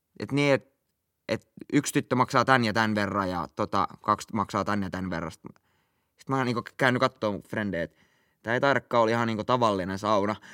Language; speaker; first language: Finnish; native; Finnish